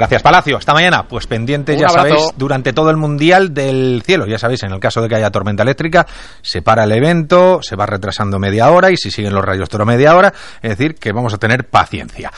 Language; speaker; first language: Spanish; native; Spanish